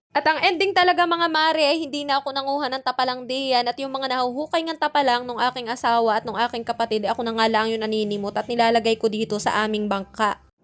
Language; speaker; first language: Filipino; native; Filipino